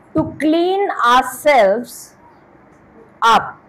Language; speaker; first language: English; non-native, local second language; Marathi